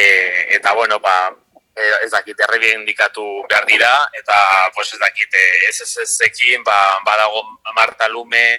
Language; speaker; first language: Basque; non-native, local second language; Spanish